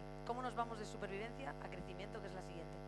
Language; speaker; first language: Spanish; native; Spanish